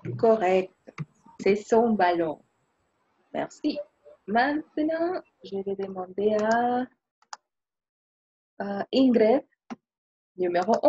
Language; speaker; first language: French; non-native, fluent; Spanish